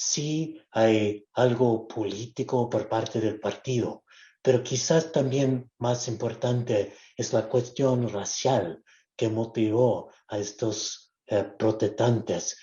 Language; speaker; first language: Spanish; non-native, local second language; English